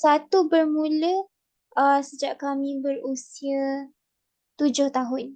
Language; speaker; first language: Malay; native; Malay